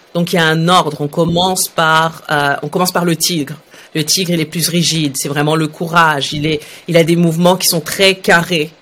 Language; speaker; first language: French; early bilingual, other home language; Arabic